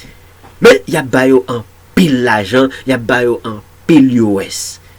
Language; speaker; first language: French; non-native, local second language; Haitian Creole